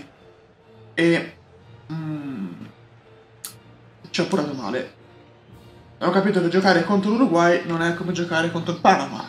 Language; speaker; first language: Italian; native; Italian